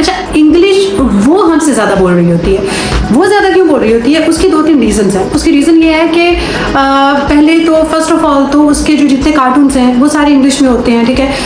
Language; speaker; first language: Urdu; native; Urdu